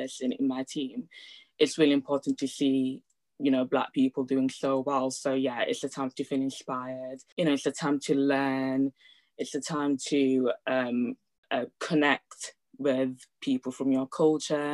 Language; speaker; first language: English; early bilingual, other home language; Italian